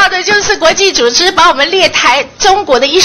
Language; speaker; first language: Chinese; native; Chinese